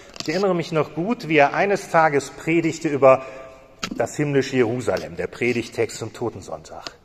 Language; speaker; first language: German; native; German